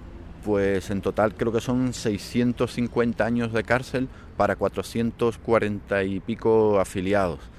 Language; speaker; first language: Spanish; native; Spanish